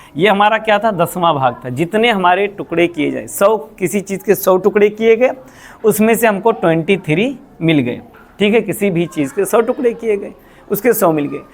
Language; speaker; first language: Hindi; native; Hindi